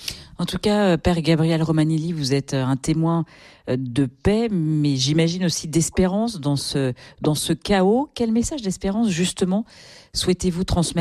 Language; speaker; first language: French; native; French